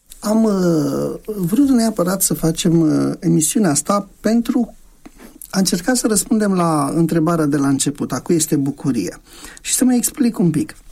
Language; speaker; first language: Romanian; native; Romanian